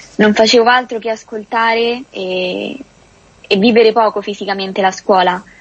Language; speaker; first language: Italian; native; Italian